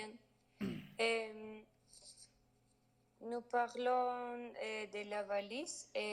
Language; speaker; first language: French; non-native, learner; Spanish